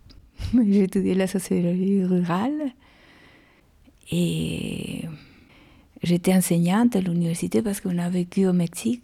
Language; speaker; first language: French; non-native, fluent; Spanish